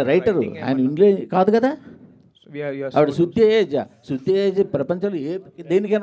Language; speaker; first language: Telugu; native; Telugu